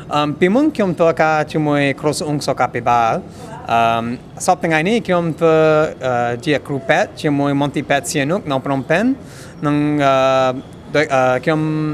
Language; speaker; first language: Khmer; non-native, learner; English